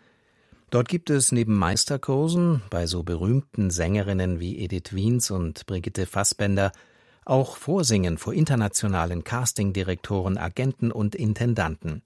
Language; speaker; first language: German; native; German